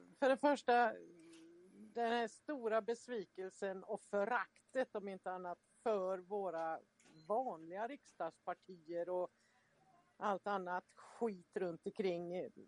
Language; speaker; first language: Swedish; native; Swedish